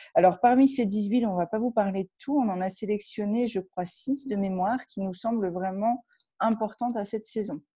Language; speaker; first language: French; native; French